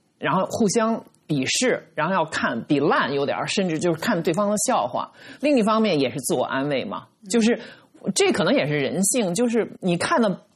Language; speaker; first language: Chinese; native; Chinese